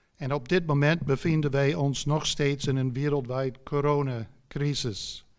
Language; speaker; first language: Dutch; non-native, fluent; English